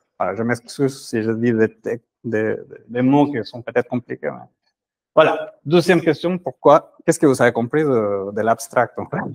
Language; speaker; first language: French; non-native, fluent; Spanish